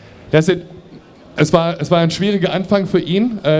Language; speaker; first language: German; native; German